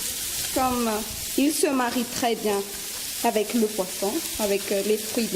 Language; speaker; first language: French; non-native, local second language; Malagasy